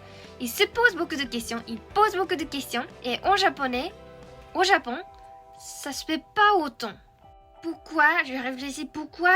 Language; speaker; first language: French; non-native, fluent; Japanese